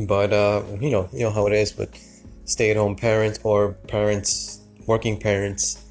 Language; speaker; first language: English; native; English